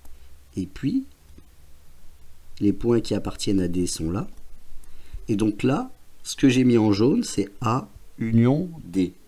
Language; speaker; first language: French; native; French